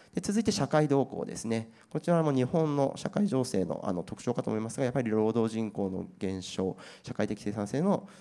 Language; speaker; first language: Japanese; native; Japanese